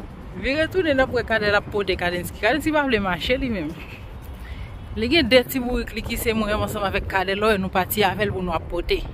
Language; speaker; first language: French; non-native, local second language; Haitian Creole